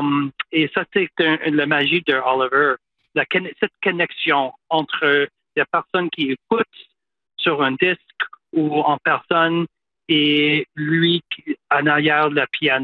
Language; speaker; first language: French; non-native, local second language; English